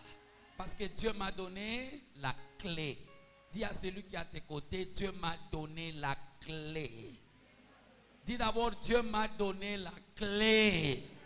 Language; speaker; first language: French; non-native, local second language; Swahili